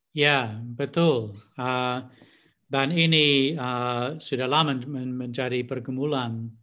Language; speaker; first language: Indonesian; non-native, fluent; English